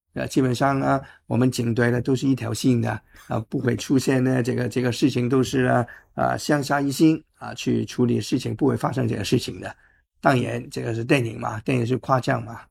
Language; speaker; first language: Chinese; non-native, fluent; Cantonese